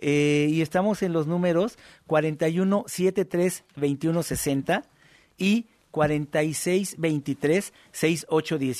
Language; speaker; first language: Spanish; native; Spanish